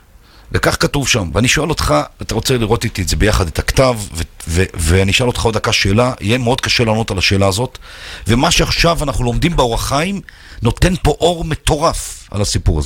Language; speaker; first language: Hebrew; native; Hebrew